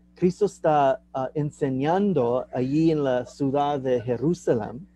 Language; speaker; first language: Spanish; non-native, learner; English